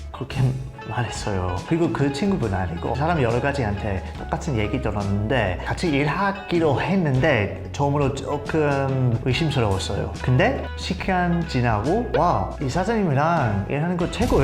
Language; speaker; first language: Korean; non-native, fluent; English